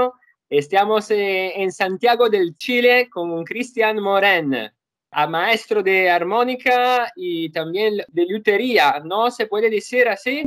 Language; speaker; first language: Spanish; non-native, learner; Italian